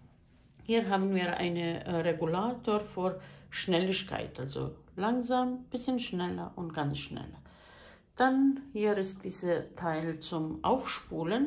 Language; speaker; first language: German; non-native, fluent; Croatian